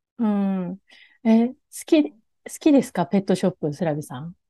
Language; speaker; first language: Japanese; native; Japanese